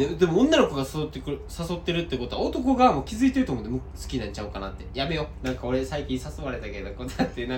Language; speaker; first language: Japanese; native; Japanese